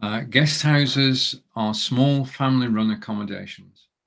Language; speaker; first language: English; native; English